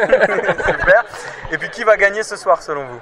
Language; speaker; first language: French; native; French